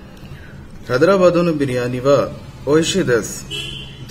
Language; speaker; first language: Japanese; non-native, learner; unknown